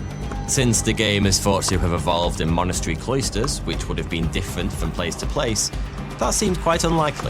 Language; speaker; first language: English; native; English